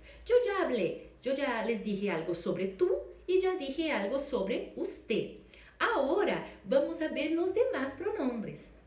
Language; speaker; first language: Spanish; non-native, fluent; Portuguese